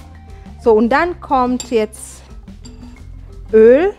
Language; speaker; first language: German; non-native, fluent; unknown